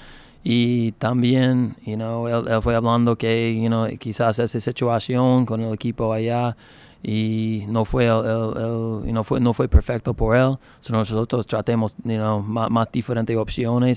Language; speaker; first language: Spanish; non-native, learner; English